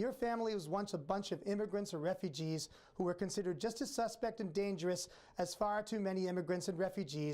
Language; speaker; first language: English; native; English